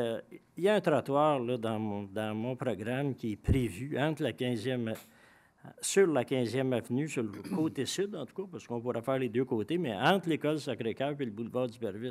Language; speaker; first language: French; native; French